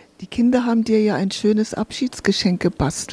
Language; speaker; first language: German; native; German